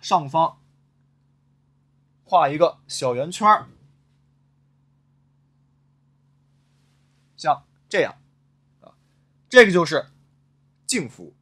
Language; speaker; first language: Chinese; native; Chinese